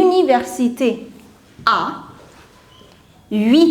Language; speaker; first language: French; non-native, fluent; Hindi